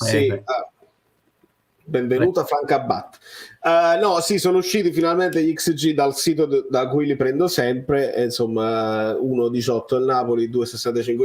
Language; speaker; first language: Italian; native; Italian